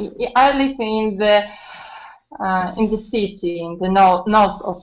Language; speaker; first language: English; non-native, learner; Russian